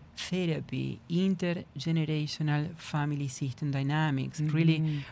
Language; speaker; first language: English; non-native, fluent; Spanish